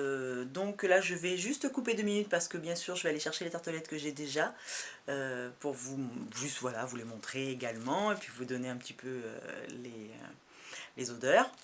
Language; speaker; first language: French; native; French